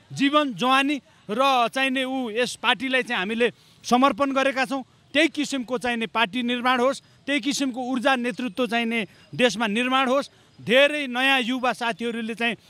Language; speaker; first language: Nepali; native; Nepali